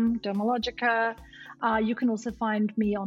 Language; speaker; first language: English; native; English